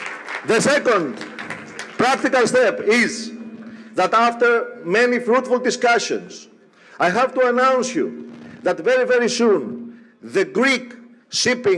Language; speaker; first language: English; non-native, fluent; Greek